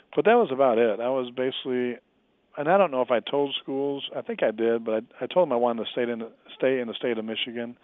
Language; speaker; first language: English; native; English